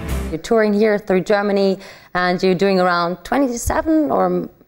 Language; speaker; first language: English; non-native, fluent; German